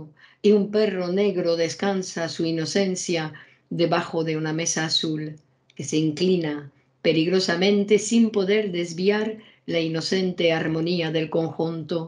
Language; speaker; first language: Spanish; native; Spanish